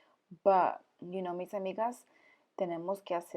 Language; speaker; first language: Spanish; early bilingual, heritage; Spanish